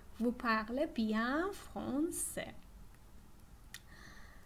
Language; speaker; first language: French; non-native, fluent; Persian